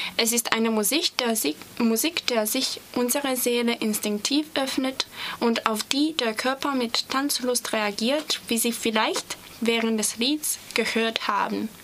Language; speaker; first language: German; non-native, fluent; Serbian